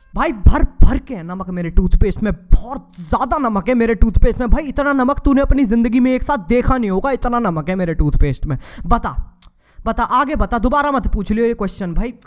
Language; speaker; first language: Hindi; native; Hindi